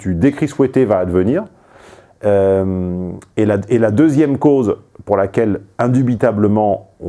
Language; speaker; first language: French; native; French